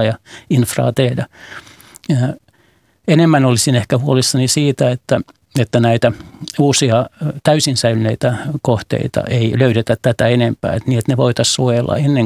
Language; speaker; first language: Finnish; native; Finnish